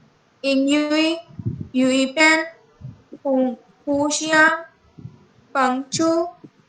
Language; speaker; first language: Chinese; non-native, learner; Urdu